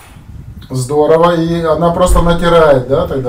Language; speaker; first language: Russian; native; Russian